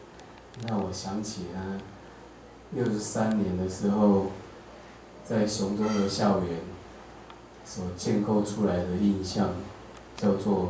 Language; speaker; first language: Chinese; native; Chinese